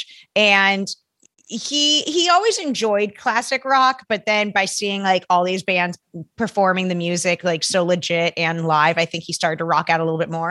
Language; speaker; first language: English; native; English